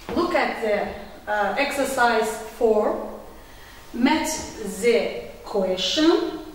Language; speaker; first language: English; non-native, fluent; Azerbaijani